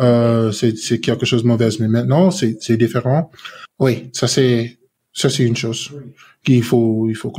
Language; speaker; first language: French; non-native, learner; English